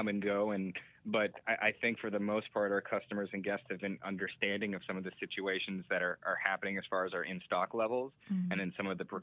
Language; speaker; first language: English; native; English